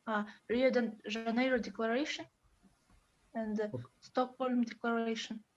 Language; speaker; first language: English; non-native, learner; Russian